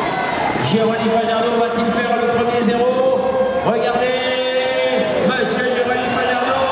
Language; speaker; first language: French; native; French